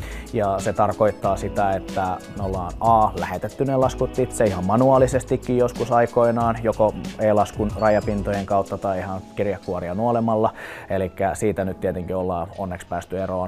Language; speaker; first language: Finnish; native; Finnish